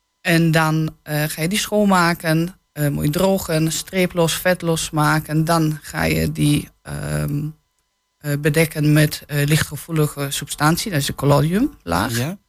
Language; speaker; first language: Dutch; non-native, fluent; Polish